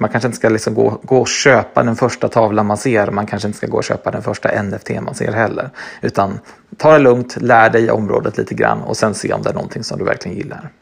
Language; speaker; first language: Swedish; native; Swedish